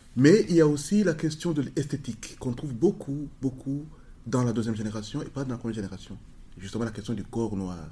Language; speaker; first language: French; non-native, local second language; Kinyarwanda